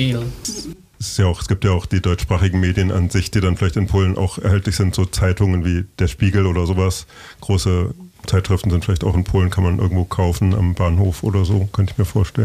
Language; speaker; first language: German; native; German